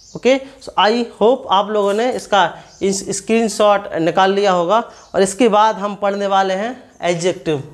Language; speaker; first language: Hindi; native; Hindi